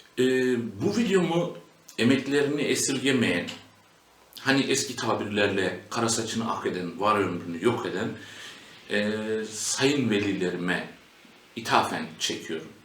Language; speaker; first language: Turkish; native; Turkish